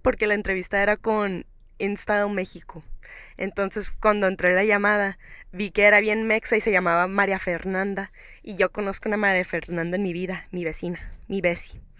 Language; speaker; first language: Spanish; early bilingual, heritage; Spanish